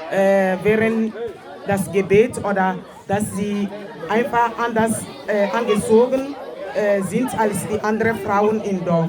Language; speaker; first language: German; non-native, fluent; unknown